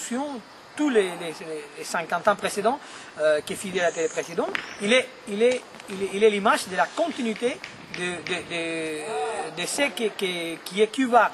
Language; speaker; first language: French; non-native, fluent; Spanish